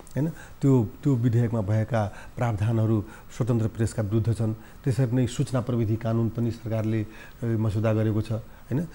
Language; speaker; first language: Nepali; non-native, local second language; Maithili